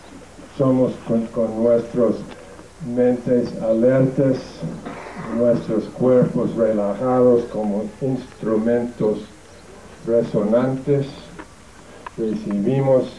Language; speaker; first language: Spanish; non-native, fluent; English